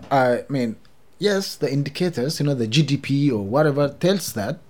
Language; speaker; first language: English; non-native, fluent; Oromo